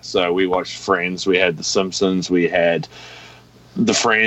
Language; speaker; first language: English; native; English